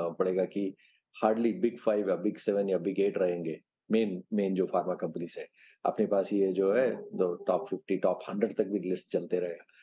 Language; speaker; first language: Hindi; non-native, local second language; Telugu